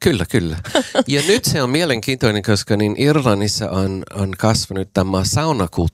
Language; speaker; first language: Finnish; non-native, learner; English